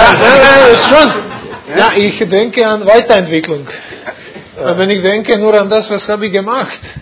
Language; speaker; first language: German; non-native, fluent; Croatian